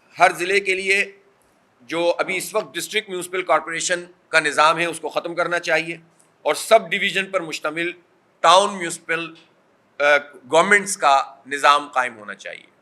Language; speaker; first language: Urdu; native; Urdu